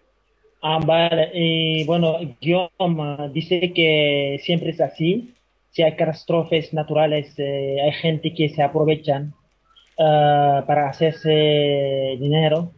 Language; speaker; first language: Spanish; non-native, learner; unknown